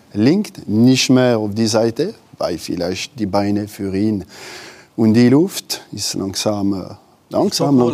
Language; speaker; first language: German; non-native, local second language; French